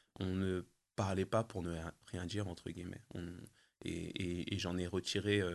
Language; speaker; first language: French; early bilingual, other home language; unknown